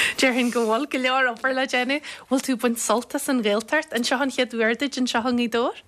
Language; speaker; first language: Irish; native; Irish